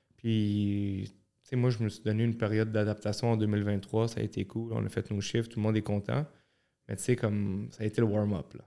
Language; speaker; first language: French; early bilingual, other home language; Arabic